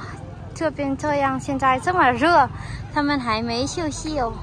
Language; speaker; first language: Chinese; non-native, fluent; Vietnamese